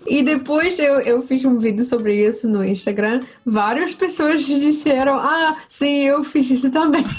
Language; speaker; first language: Portuguese; non-native, learner; English